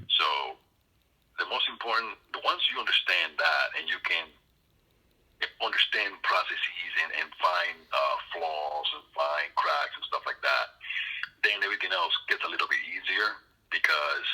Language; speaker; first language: English; non-native, fluent; Spanish